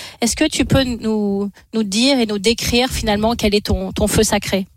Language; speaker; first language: French; native; French